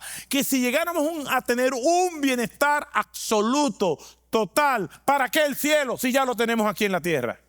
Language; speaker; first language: Spanish; native; Spanish